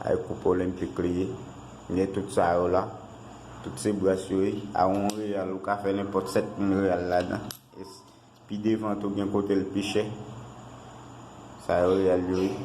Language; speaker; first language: French; non-native, learner; Haitian Creole